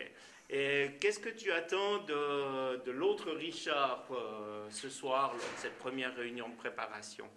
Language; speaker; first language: French; native; French